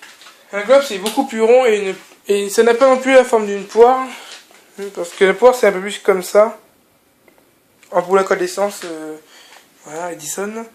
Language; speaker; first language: French; native; French